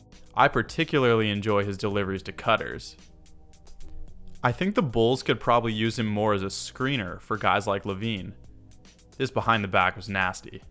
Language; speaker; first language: English; native; English